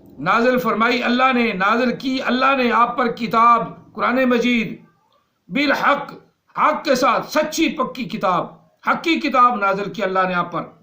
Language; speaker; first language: Urdu; non-native, local second language; Punjabi